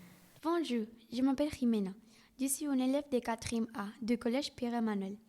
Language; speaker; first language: French; non-native, fluent; Spanish